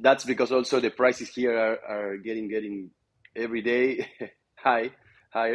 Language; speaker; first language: English; non-native, fluent; Spanish